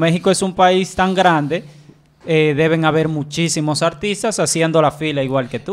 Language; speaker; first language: Spanish; native; Spanish